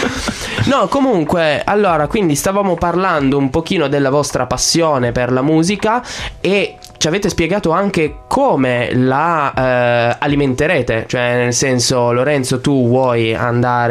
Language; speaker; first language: Italian; native; Italian